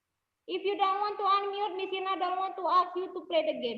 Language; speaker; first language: English; non-native, learner; Indonesian